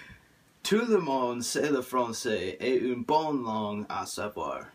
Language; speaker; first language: French; non-native, learner; English